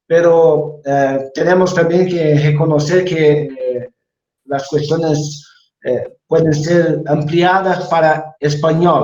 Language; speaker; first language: Spanish; non-native, fluent; Portuguese